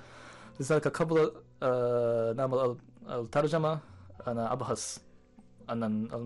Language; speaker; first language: Arabic; non-native, learner; Japanese